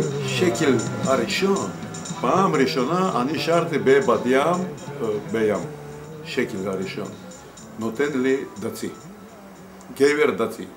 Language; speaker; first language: Hebrew; non-native, learner; Russian